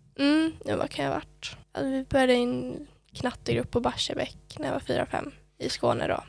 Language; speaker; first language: Swedish; native; Swedish